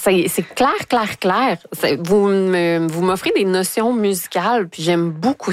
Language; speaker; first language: French; native; French